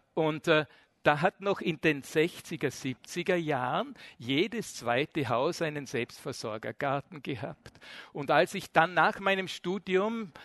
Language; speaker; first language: German; native; German